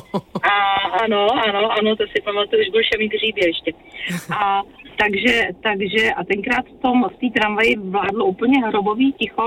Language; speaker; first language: Czech; native; Czech